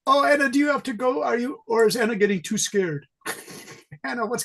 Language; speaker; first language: English; native; English